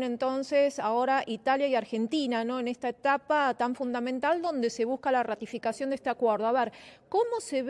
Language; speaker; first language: Spanish; native; Spanish